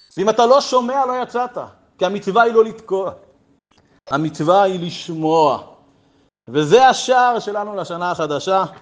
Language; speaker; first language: Hebrew; native; Hebrew